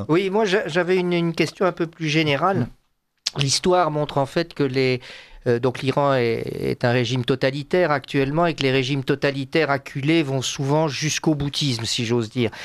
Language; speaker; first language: French; native; French